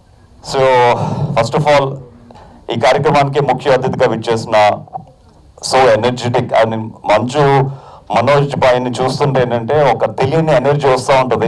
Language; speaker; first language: Telugu; native; Telugu